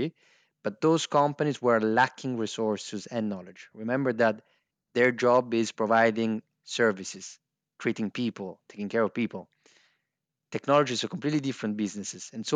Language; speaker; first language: English; non-native, fluent; Italian